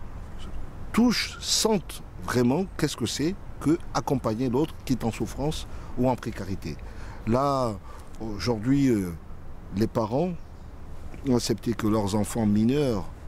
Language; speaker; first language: French; native; French